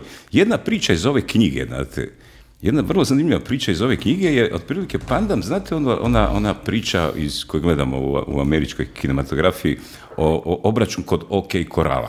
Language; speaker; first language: Croatian; native; Croatian